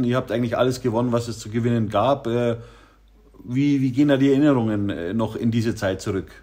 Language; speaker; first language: German; native; German